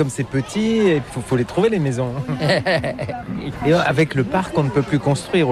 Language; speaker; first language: French; native; French